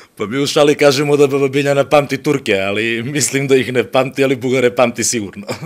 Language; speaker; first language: Serbian; native; Serbian